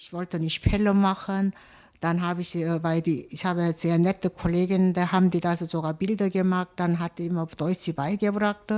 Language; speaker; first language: German; non-native, learner; Korean